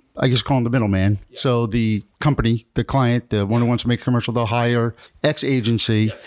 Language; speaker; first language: English; native; English